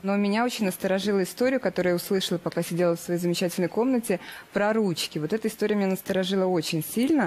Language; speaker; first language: Russian; native; Russian